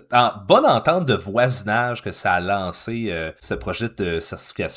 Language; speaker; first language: French; native; French